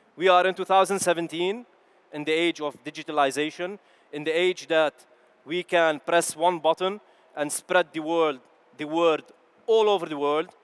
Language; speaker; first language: English; non-native, fluent; Arabic